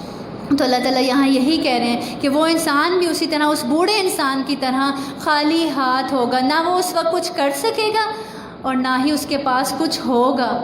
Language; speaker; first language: Urdu; native; Urdu